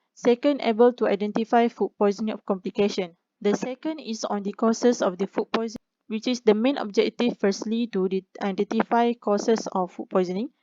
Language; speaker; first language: English; non-native, local second language; Malay